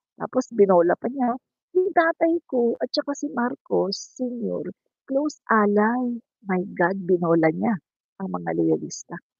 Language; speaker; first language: Filipino; non-native, local second language; Cebuano